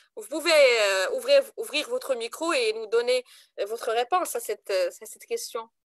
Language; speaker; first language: French; non-native, local second language; Arabic